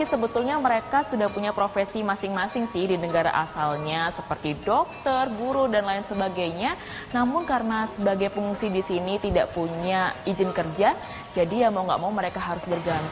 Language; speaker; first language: Indonesian; native; Indonesian